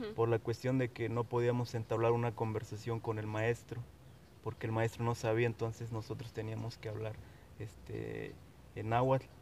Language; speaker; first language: Spanish; non-native, local second language; Nahuatl languages